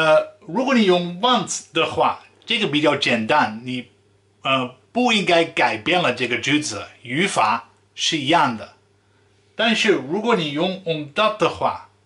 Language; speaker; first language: Chinese; non-native, fluent; Dutch